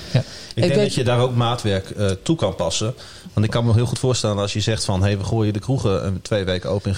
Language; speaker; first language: Dutch; native; Dutch